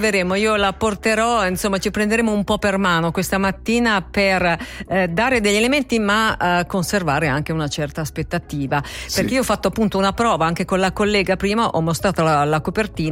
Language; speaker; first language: Italian; native; Italian